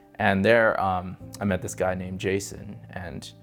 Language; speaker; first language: English; native; English